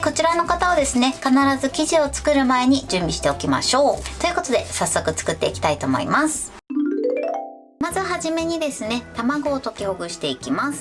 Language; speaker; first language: Japanese; native; Japanese